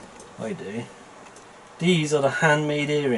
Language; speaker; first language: English; native; English